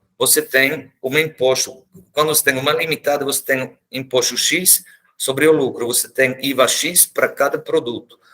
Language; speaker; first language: Portuguese; non-native, fluent; German